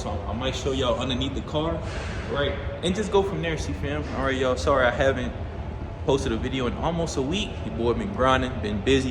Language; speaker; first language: English; native; English